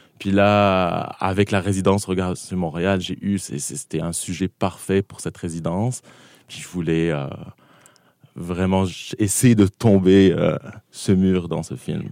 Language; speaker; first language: French; non-native, local second language; Arabic